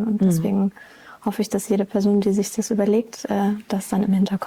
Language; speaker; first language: German; native; German